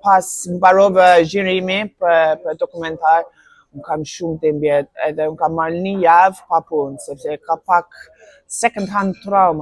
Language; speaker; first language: Albanian; non-native, learner; English